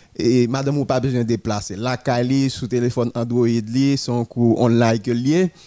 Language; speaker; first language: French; non-native, local second language; Haitian Creole